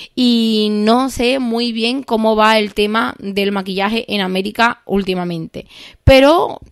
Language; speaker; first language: Spanish; native; Spanish